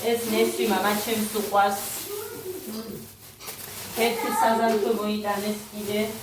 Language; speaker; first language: Georgian; native; Georgian